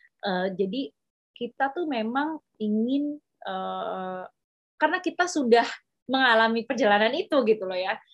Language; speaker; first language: Indonesian; native; Indonesian